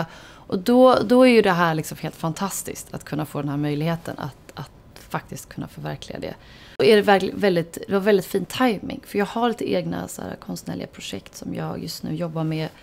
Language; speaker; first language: Swedish; native; Swedish